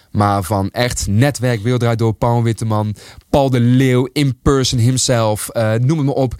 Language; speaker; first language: Dutch; early bilingual, other home language; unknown